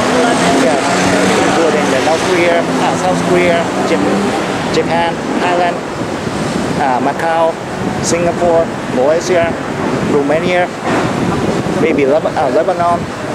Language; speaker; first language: English; non-native, fluent; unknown